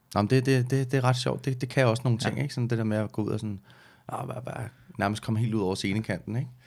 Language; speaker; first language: Danish; native; Danish